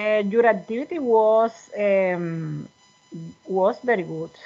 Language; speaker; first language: English; non-native, learner; Spanish